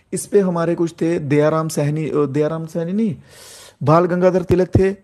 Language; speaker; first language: Hindi; native; Hindi